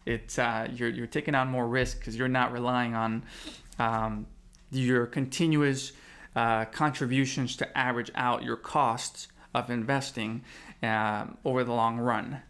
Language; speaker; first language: English; native; English